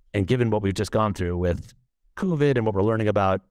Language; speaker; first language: English; native; English